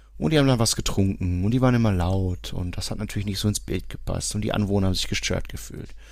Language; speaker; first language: German; early bilingual, other home language; Portuguese